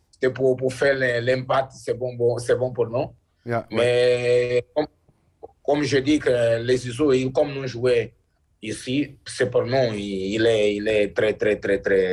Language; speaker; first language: French; non-native, learner; Portuguese